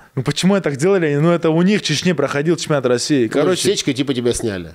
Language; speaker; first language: Russian; native; Russian